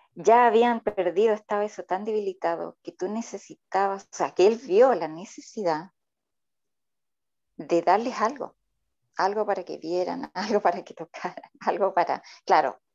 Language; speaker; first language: Spanish; native; Spanish